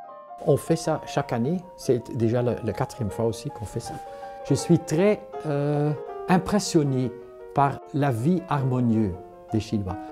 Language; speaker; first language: French; non-native, local second language; Dutch